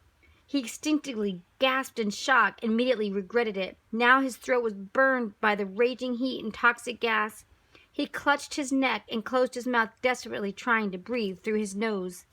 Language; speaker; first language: English; native; English